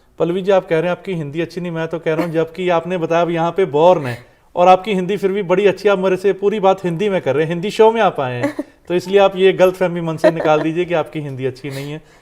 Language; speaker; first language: Hindi; non-native, local second language; Punjabi